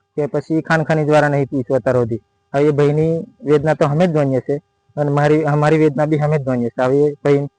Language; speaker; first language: Gujarati; native; Gujarati